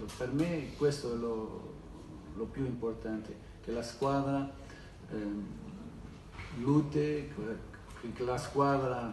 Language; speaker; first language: Italian; non-native, learner; Portuguese